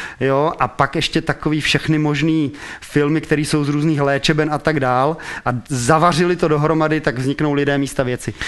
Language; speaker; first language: Czech; native; Czech